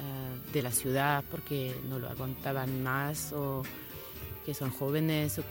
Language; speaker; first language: Spanish; non-native, fluent; French